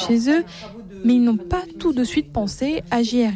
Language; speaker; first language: French; native; French